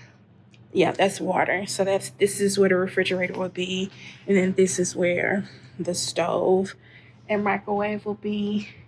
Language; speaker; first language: English; native; English